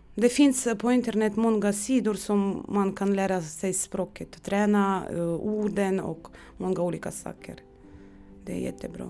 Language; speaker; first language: Swedish; non-native, fluent; Russian